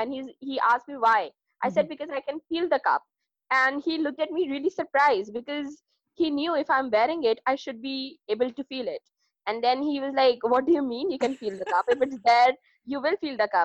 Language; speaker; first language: English; non-native, local second language; Urdu